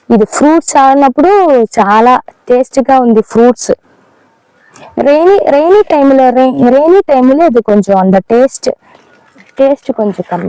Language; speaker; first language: Telugu; non-native, learner; Malayalam